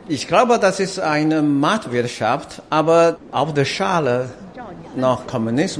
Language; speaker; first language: German; non-native, learner; Chinese